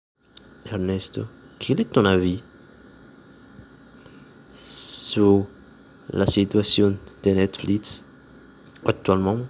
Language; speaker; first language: French; non-native, learner; Spanish